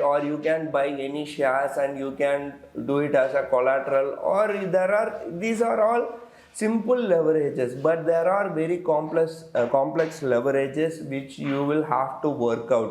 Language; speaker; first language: English; non-native, local second language; Tamil